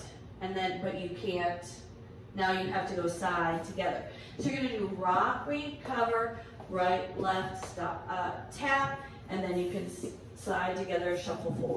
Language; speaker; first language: English; native; English